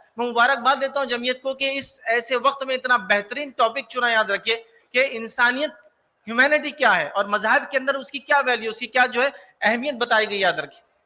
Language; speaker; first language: Urdu; native; Urdu